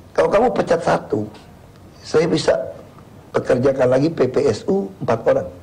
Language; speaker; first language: Indonesian; native; Indonesian